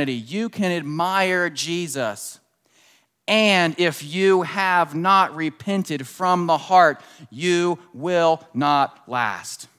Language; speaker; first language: English; native; English